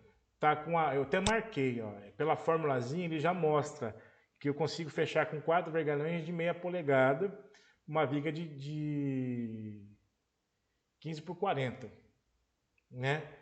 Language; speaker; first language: Portuguese; native; Portuguese